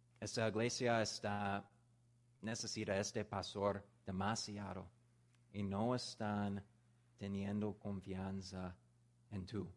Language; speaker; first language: Spanish; non-native, learner; English